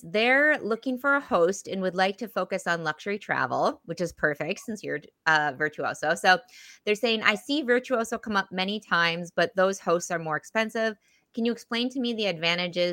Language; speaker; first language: English; native; English